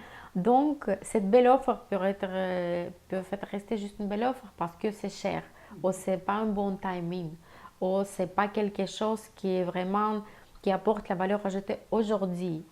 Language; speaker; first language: French; non-native, fluent; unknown